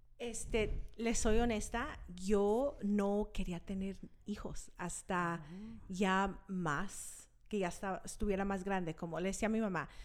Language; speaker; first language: Spanish; early bilingual, heritage; Spanish